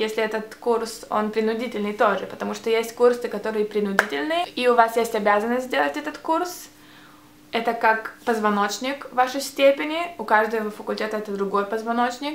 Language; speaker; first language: Russian; early bilingual, heritage; Russian